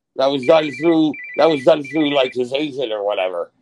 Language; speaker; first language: English; native; English